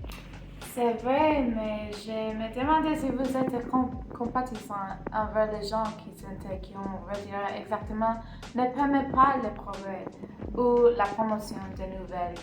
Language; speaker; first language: French; non-native, learner; English